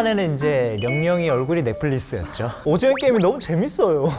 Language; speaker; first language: Korean; native; Korean